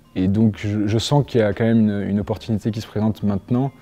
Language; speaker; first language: French; native; French